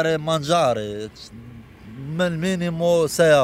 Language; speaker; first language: Italian; non-native, learner; Arabic